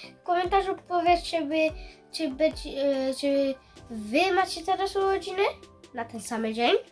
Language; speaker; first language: Polish; early bilingual, heritage; Polish